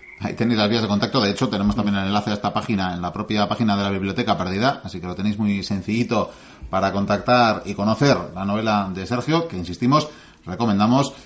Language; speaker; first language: Spanish; native; Spanish